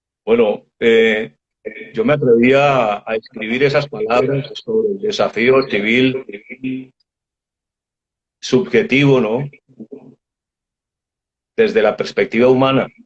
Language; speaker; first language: Spanish; native; Spanish